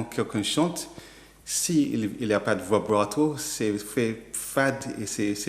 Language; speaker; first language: French; non-native, learner; English